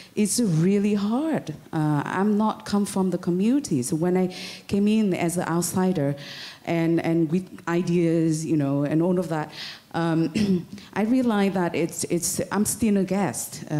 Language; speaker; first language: English; non-native, fluent; Vietnamese